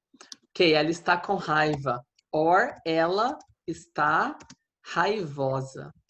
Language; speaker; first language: Portuguese; non-native, fluent; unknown